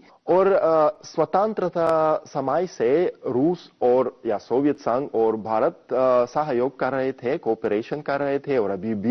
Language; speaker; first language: Hindi; non-native, fluent; Russian